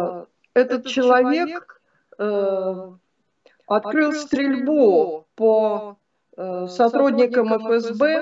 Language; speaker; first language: Russian; native; Russian